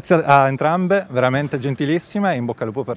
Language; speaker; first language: Italian; native; Italian